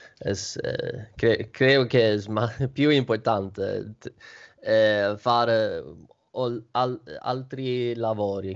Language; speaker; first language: Italian; non-native, learner; Swedish